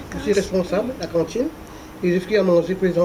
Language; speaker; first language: French; non-native, local second language; Réunion Creole French